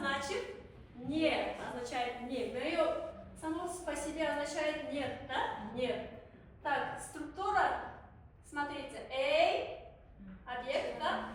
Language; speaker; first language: Russian; non-native, local second language; Kyrgyz